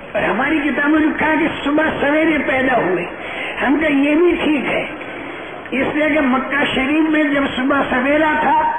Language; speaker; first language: Urdu; non-native, local second language; Gujarati